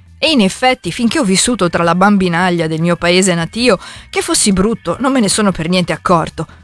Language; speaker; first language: Italian; native; Italian